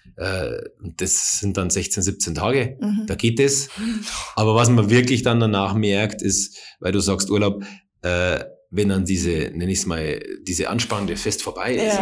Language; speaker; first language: German; native; German